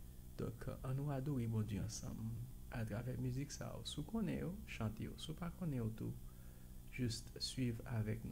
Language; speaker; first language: French; non-native, local second language; Haitian Creole